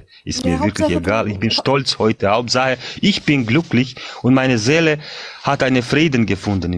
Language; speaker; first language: German; non-native, fluent; Bosnian